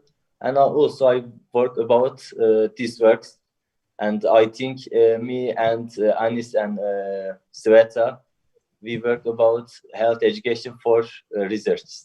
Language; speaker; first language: English; non-native, learner; Turkish